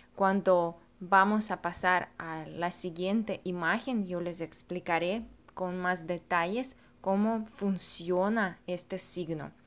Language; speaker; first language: Spanish; non-native, fluent; Russian